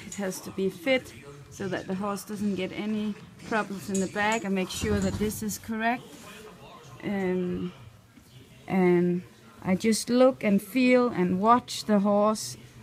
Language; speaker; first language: English; non-native, fluent; Danish